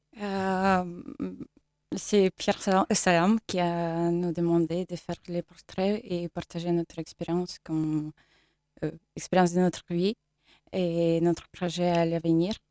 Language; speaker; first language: French; non-native, learner; Russian